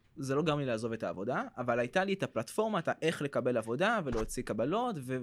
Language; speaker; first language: Hebrew; early bilingual, other home language; French